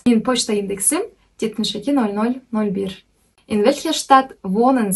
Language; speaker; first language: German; non-native, fluent; Kyrgyz